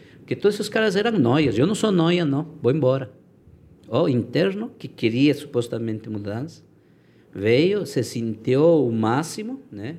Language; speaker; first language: Portuguese; non-native, fluent; Spanish